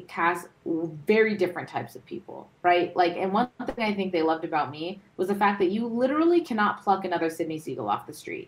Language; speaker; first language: English; native; English